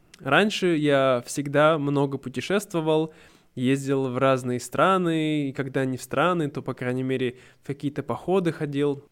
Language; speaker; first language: Russian; native; Russian